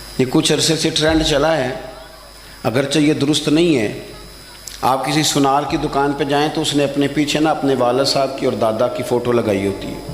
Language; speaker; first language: Urdu; non-native, local second language; Punjabi